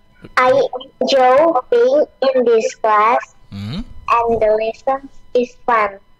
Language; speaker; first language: English; non-native, learner; Indonesian